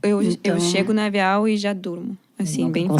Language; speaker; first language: Portuguese; non-native, learner; Russian